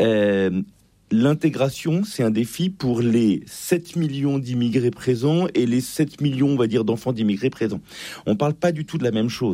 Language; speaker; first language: French; native; French